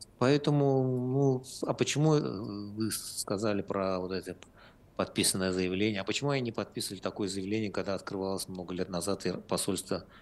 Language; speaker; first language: Russian; non-native, local second language; Azerbaijani